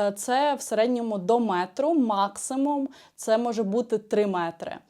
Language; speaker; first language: Ukrainian; native; Ukrainian